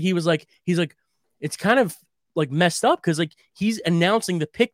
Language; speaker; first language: English; native; English